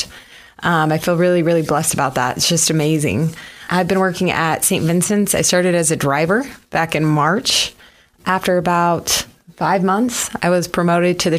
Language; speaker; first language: English; native; English